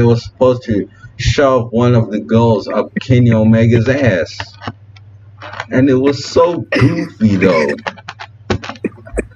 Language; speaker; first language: English; native; English